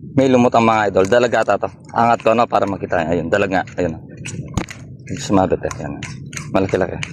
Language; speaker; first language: Filipino; non-native, local second language; Pampanga